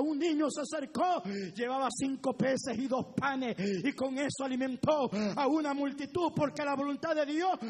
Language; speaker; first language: Spanish; native; Spanish